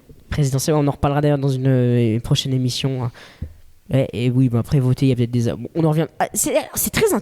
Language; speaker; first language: French; native; French